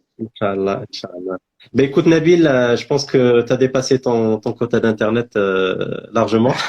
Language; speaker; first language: French; non-native, local second language; Arabic